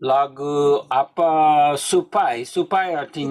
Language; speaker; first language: Indonesian; non-native, learner; English